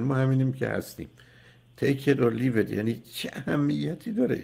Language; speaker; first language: Persian; native; Persian